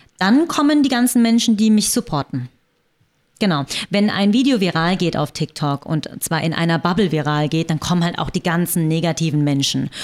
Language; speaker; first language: German; early bilingual, other home language; Vietnamese